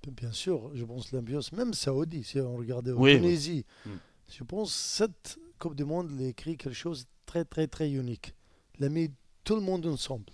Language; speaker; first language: French; non-native, learner; Arabic